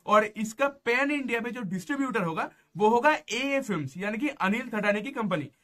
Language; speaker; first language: Hindi; non-native, local second language; Bangla